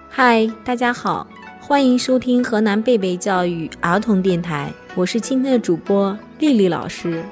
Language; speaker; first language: Chinese; native; Chinese